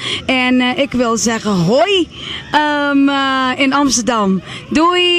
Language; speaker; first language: Dutch; non-native, local second language; Papiamento